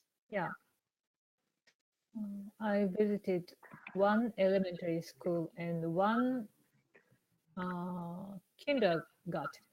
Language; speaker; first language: English; non-native, learner; Japanese